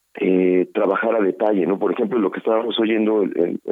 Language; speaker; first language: Spanish; native; Spanish